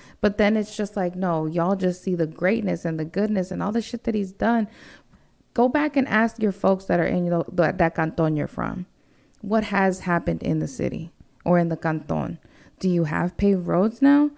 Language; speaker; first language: English; early bilingual, other home language; Spanish